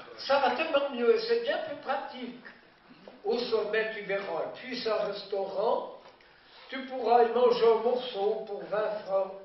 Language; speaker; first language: French; native; French